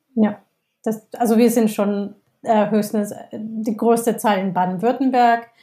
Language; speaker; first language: German; non-native, fluent; Spanish